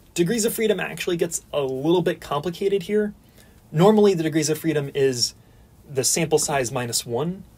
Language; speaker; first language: English; native; English